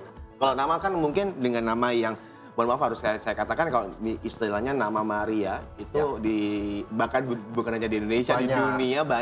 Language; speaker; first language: Indonesian; native; Indonesian